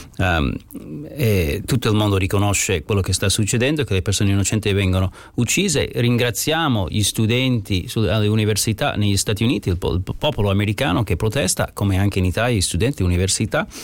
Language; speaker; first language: Italian; non-native, fluent; English